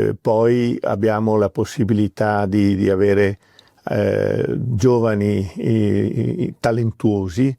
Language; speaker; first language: Italian; native; Italian